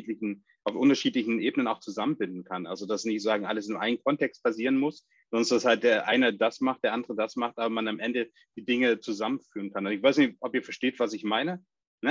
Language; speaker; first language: German; native; German